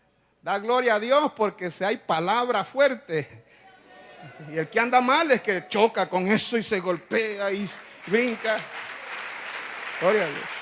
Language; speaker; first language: Spanish; native; Spanish